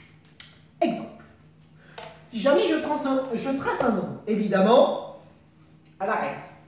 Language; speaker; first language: French; native; French